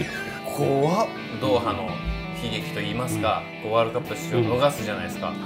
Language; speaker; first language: Japanese; native; Japanese